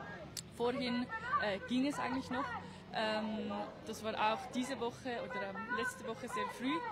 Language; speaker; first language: German; early bilingual, other home language; Tibetan